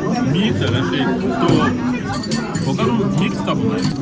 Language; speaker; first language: Japanese; non-native, learner; French